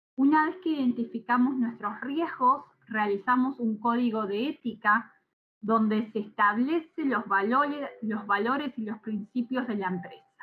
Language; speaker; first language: Spanish; native; Spanish